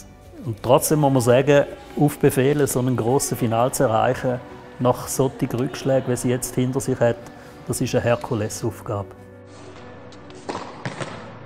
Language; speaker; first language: German; native; German